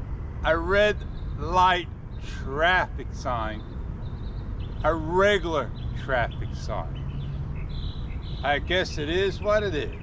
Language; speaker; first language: English; native; English